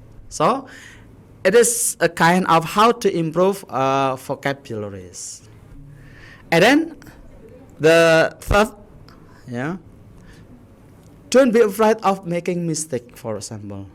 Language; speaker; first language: English; non-native, learner; Indonesian